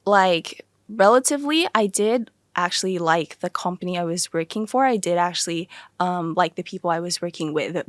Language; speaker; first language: English; early bilingual, other home language; Thai